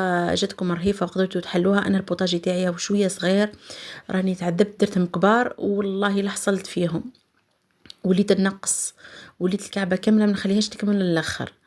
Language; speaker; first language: Arabic; native; Arabic